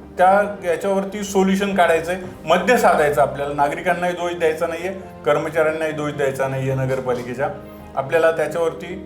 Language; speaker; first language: Marathi; native; Marathi